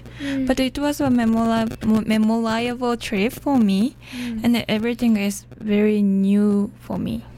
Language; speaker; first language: English; non-native, learner; Japanese